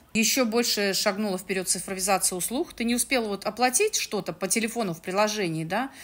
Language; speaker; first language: Russian; native; Russian